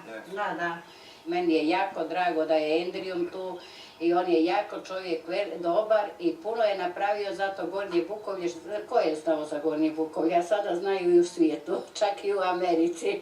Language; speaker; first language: Croatian; native; Croatian